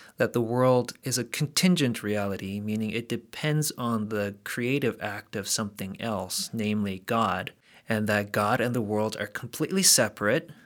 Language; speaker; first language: English; early bilingual, other home language; Korean